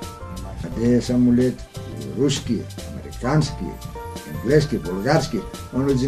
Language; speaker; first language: Bulgarian; non-native, learner; Greek